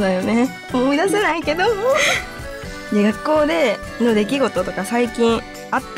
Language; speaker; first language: Japanese; native; Japanese